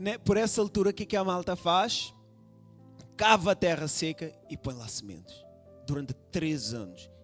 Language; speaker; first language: Portuguese; non-native, local second language; Kabuverdianu